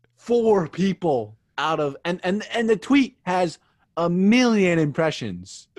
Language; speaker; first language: English; native; English